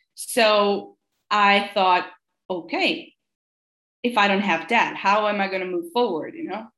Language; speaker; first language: English; non-native, fluent; Italian